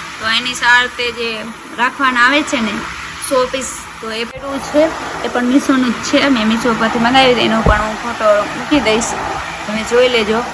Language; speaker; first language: Gujarati; non-native, local second language; Kachhi